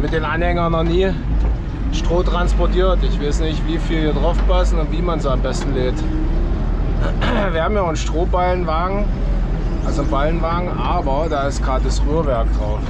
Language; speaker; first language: German; native; German